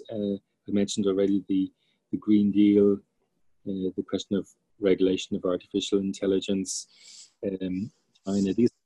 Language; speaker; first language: English; native; English